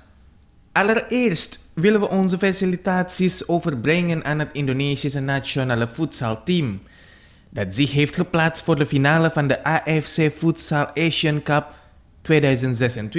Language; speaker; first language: Dutch; non-native, fluent; Indonesian